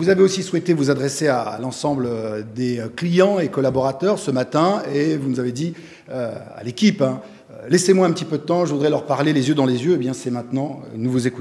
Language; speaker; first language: French; native; French